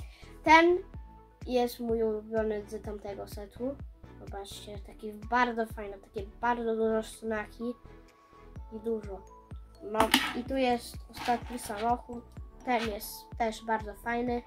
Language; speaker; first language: Polish; early bilingual, heritage; Polish